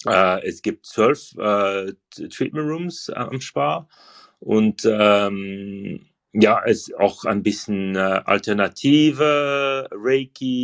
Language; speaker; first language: German; non-native, learner; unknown